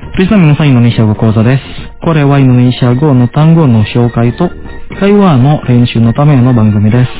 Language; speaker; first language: Japanese; non-native, fluent; Indonesian